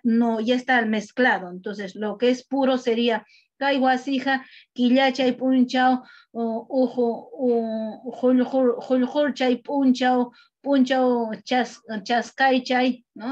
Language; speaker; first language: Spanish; non-native, local second language; Quechua